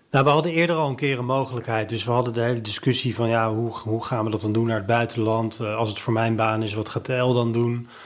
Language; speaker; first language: Dutch; native; Dutch